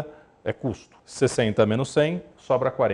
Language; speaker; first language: Portuguese; native; Portuguese